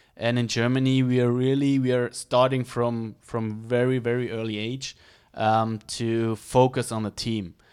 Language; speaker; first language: English; non-native, fluent; German